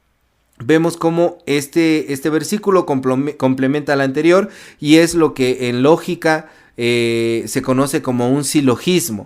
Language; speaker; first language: Spanish; native; Spanish